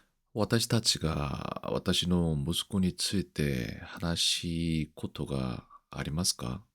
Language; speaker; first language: Japanese; non-native, learner; Korean